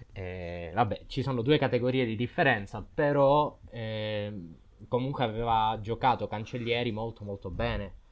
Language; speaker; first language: Italian; native; Italian